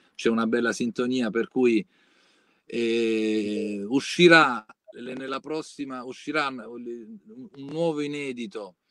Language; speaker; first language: Italian; native; Italian